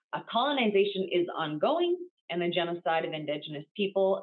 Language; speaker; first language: English; native; English